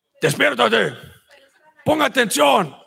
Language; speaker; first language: Spanish; early bilingual, heritage; Spanish